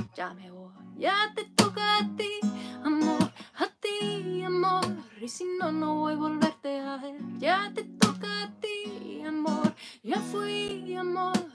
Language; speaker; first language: Spanish; non-native, fluent; English